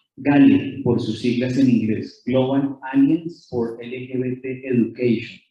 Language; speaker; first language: Spanish; native; Spanish